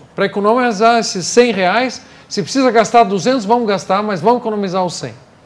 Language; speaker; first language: Portuguese; non-native, fluent; English